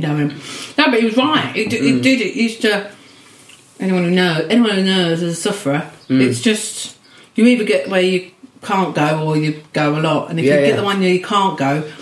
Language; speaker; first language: English; native; English